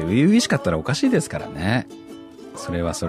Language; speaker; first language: Japanese; native; Japanese